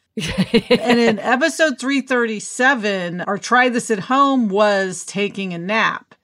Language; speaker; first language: English; native; English